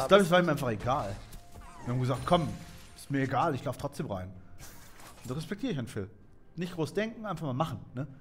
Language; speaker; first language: German; native; German